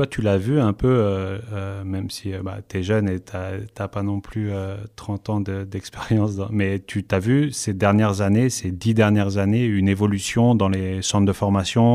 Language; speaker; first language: French; native; French